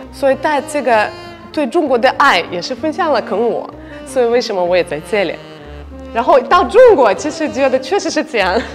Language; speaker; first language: Chinese; non-native, fluent; Russian